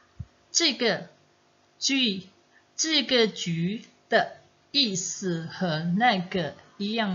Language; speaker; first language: Chinese; non-native, fluent; Indonesian